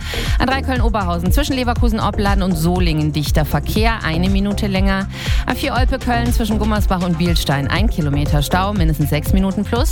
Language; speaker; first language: German; native; German